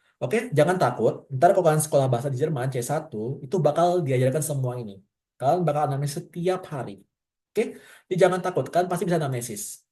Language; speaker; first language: Indonesian; native; Indonesian